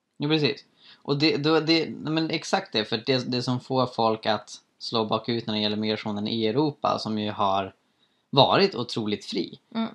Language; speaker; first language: Swedish; native; Swedish